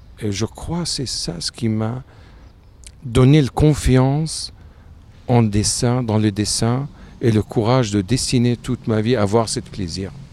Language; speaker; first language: French; non-native, fluent; Arabic